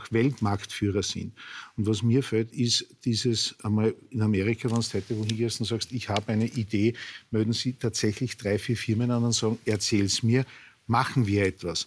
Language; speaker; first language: German; native; German